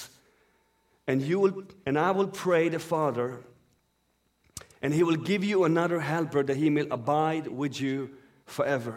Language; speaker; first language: English; non-native, fluent; Persian